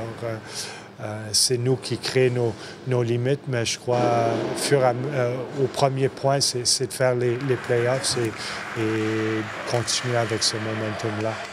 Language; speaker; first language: French; non-native, fluent; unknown